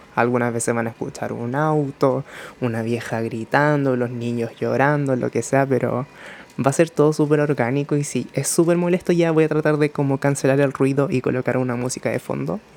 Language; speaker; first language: Spanish; early bilingual, other home language; Japanese